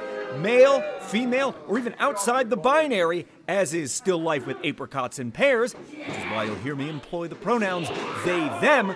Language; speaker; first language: English; native; English